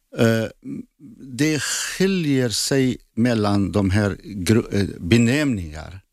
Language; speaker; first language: Swedish; non-native, fluent; Assyrian Neo-Aramaic